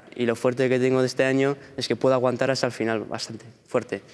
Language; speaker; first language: Spanish; early bilingual, heritage; Spanish